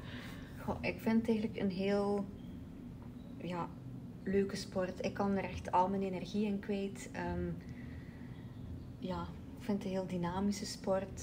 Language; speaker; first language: Dutch; native; Dutch